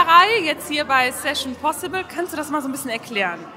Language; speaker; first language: German; native; German